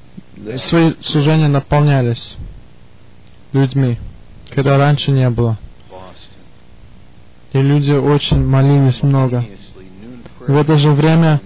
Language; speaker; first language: Russian; early bilingual, heritage; Russian